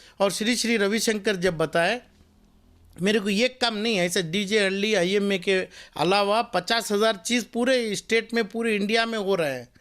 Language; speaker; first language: Hindi; non-native, local second language; Urdu